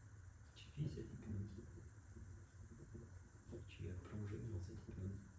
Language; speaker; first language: French; native; French